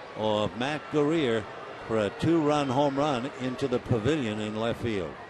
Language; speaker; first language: English; native; English